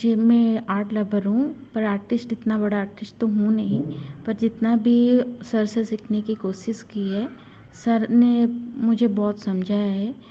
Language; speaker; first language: Hindi; native; Hindi